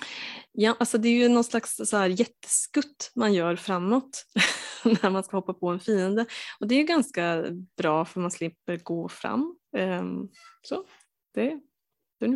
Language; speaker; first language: Swedish; native; Swedish